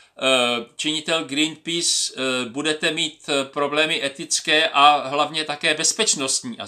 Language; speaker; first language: Czech; native; Czech